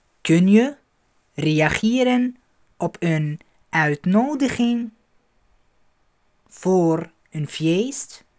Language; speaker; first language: Dutch; non-native, fluent; Arabic